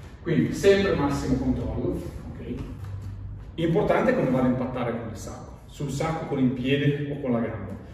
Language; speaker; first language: Italian; native; Italian